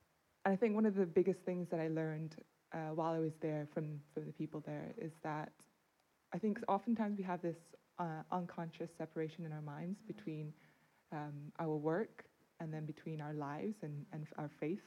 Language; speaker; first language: English; non-native, local second language; Cantonese